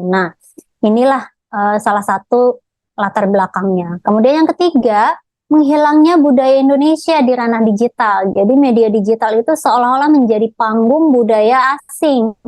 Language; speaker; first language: Indonesian; native; Indonesian